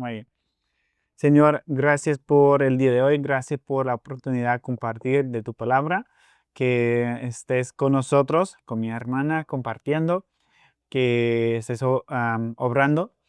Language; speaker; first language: Spanish; non-native, fluent; English